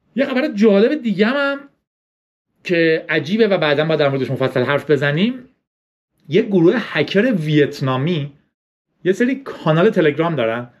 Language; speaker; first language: Persian; native; Persian